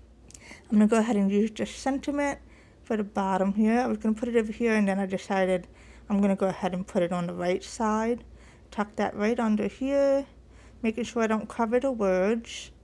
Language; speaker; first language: English; native; English